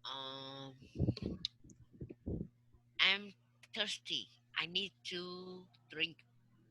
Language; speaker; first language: English; non-native, learner; Vietnamese